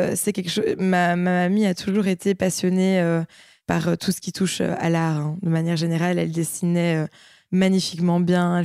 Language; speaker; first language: French; native; French